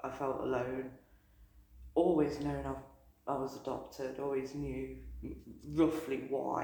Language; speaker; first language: English; native; English